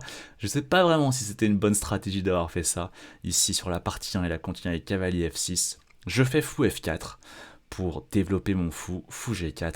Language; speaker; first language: French; native; French